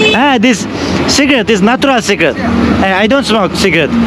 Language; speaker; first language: English; non-native, learner; Turkish